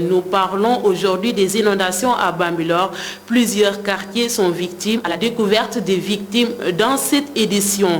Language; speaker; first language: French; non-native, local second language; Wolof